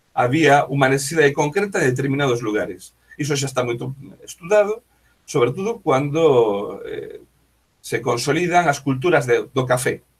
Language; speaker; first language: Galician; native; Galician